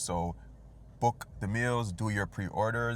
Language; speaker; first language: English; native; English